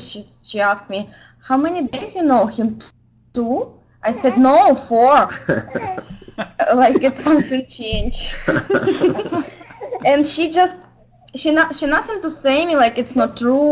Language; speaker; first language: English; non-native, learner; Ukrainian